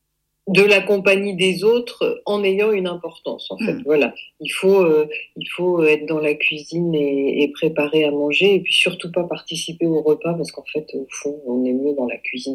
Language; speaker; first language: French; native; French